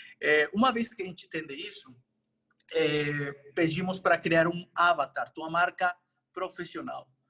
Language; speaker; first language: Portuguese; non-native, fluent; Spanish